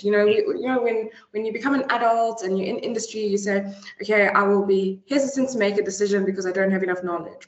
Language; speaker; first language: English; native; English